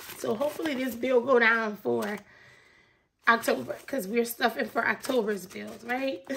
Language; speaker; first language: English; native; English